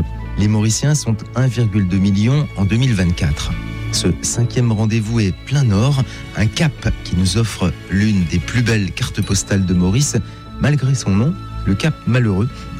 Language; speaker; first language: French; native; French